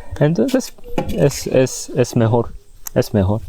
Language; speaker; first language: Spanish; non-native, learner; Korean